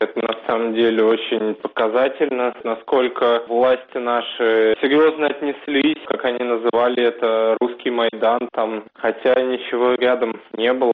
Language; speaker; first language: Russian; native; Russian